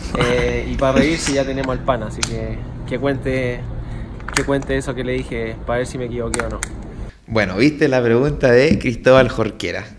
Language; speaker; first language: Spanish; native; Spanish